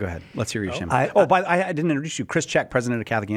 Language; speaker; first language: English; native; English